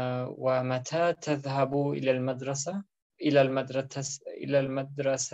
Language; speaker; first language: Arabic; non-native, learner; German